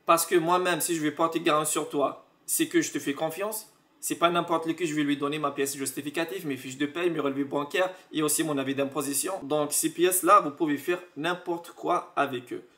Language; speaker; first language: French; non-native, local second language; Arabic